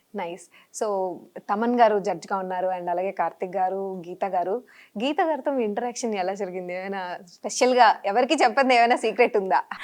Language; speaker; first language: Telugu; native; Telugu